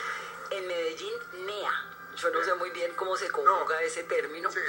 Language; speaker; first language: Spanish; native; Spanish